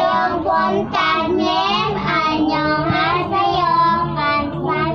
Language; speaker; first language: Korean; non-native, learner; Cebuano